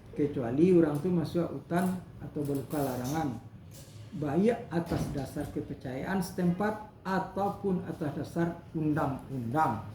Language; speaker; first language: Malay; non-native, local second language; Minangkabau